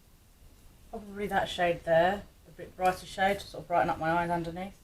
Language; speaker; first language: English; native; English